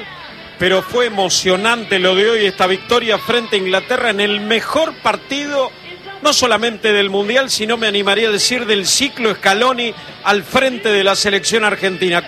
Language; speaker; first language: Spanish; native; Spanish